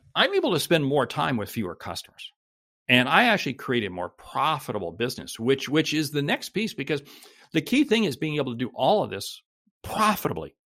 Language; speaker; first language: English; native; English